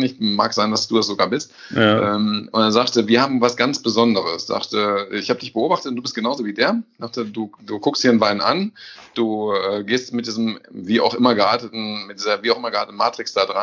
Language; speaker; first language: German; native; German